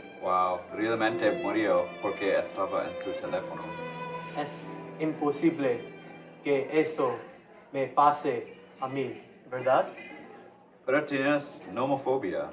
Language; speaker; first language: Spanish; non-native, learner; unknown